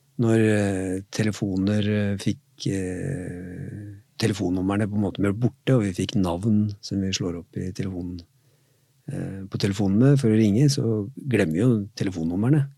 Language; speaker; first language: Norwegian; native; Norwegian